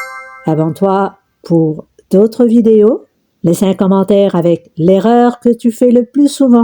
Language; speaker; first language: French; non-native, local second language; Arabic